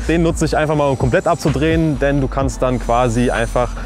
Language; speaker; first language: German; early bilingual, other home language; Russian